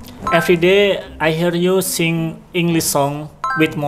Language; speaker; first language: English; non-native, learner; Indonesian